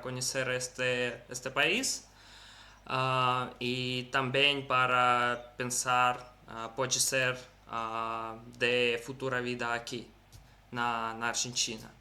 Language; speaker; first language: Portuguese; non-native, learner; Russian